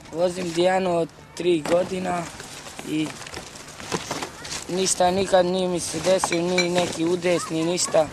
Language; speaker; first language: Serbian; non-native, local second language; Romany